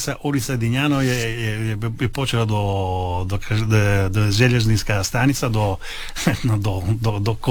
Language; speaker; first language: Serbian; early bilingual, heritage; Italian